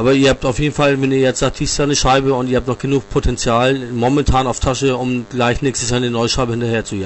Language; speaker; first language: German; native; German